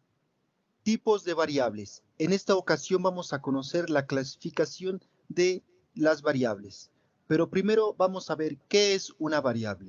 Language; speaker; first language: Spanish; native; Spanish